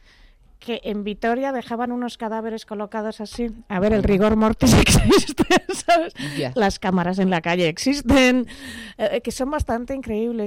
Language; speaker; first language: Spanish; native; Spanish